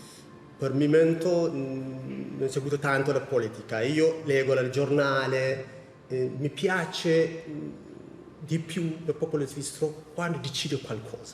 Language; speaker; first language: Italian; non-native, learner; Tigrinya